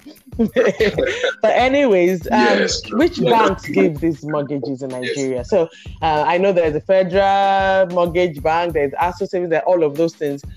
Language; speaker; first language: English; non-native, local second language; Yoruba